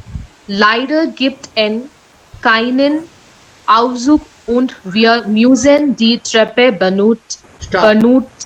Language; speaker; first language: German; non-native, learner; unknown